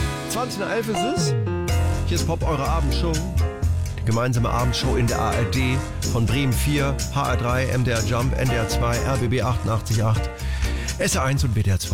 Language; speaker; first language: German; native; German